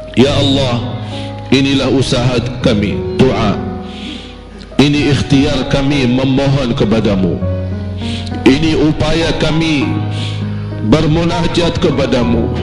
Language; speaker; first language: Malay; non-native, fluent; Arabic